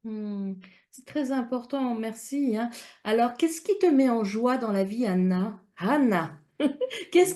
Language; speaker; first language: French; native; French